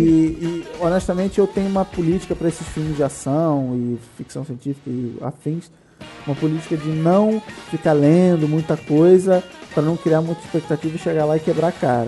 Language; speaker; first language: Portuguese; native; Portuguese